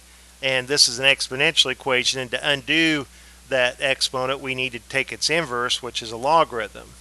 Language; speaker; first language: English; native; English